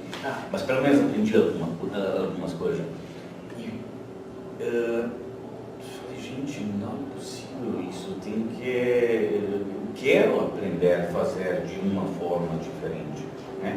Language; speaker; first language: Portuguese; non-native, fluent; Slovenian